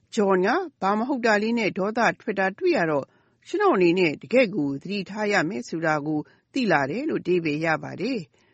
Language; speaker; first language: Burmese; native; Burmese